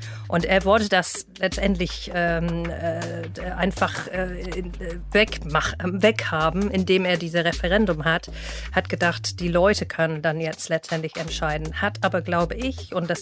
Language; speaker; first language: German; non-native, fluent; English